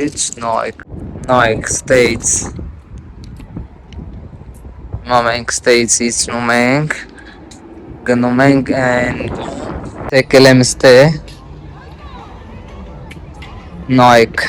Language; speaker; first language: Armenian; non-native, learner; Hindi